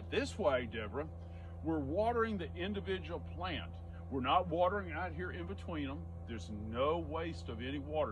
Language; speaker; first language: English; native; English